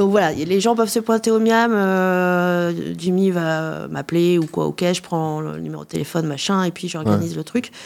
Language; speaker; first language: French; native; French